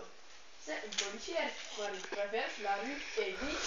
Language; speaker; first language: French; non-native, learner; Dutch